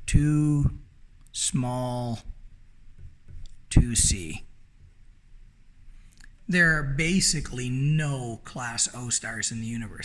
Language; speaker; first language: English; native; English